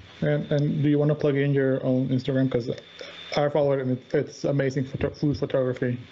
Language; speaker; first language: English; native; English